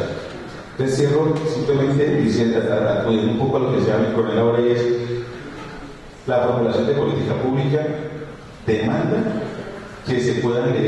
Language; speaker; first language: Spanish; native; Spanish